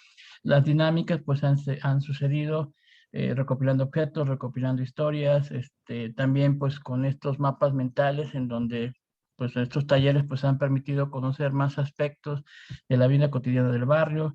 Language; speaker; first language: Spanish; native; Spanish